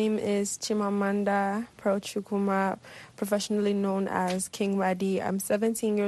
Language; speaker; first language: English; non-native, local second language; Igbo